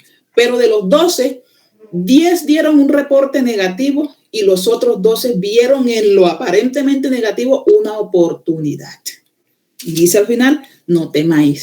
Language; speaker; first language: Spanish; native; Spanish